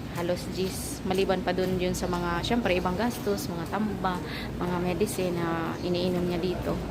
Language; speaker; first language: Filipino; non-native, local second language; Cebuano